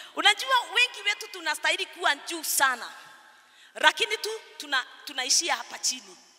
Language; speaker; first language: Swahili; non-native, local second language; Kikuyu